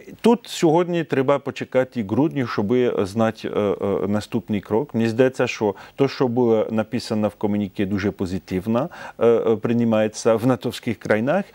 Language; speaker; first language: Ukrainian; non-native, fluent; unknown